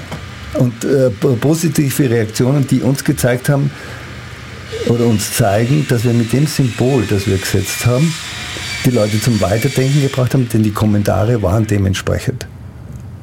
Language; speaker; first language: German; native; German